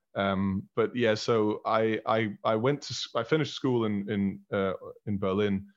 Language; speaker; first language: English; early bilingual, heritage; German